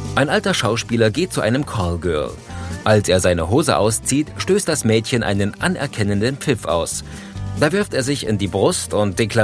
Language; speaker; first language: German; native; German